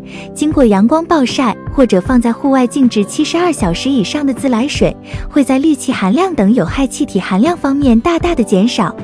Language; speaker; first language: Chinese; native; Chinese